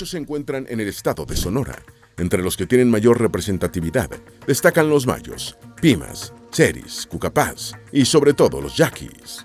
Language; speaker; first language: Spanish; native; Spanish